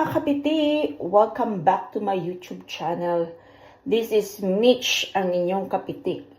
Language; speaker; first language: Filipino; non-native, local second language; Cebuano